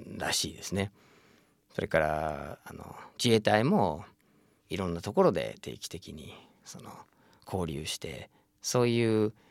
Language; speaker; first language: Japanese; non-native, fluent; English